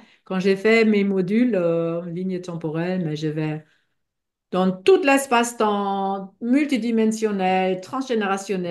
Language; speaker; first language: French; non-native, fluent; German